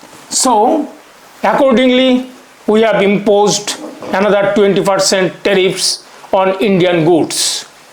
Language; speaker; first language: English; non-native, local second language; Bangla